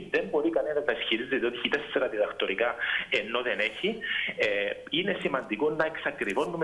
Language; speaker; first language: Greek; native; Greek